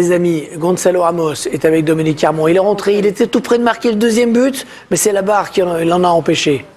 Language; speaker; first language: French; native; French